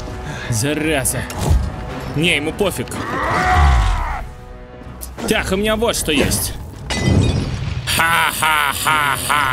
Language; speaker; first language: Russian; native; Russian